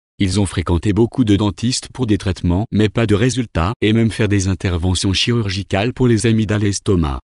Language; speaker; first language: French; non-native, local second language; Wolof